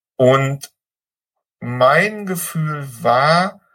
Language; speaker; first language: German; native; German